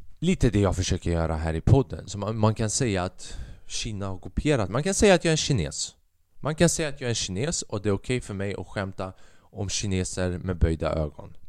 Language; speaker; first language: Swedish; early bilingual, other home language; Albanian